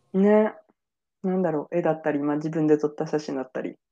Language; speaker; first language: Japanese; non-native, fluent; French